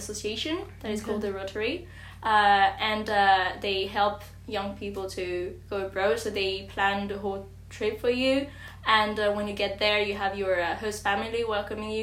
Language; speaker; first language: English; non-native, fluent; French